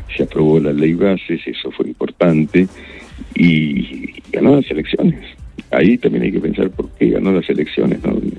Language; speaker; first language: Spanish; native; Spanish